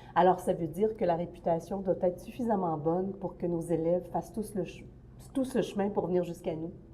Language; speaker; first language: French; native; French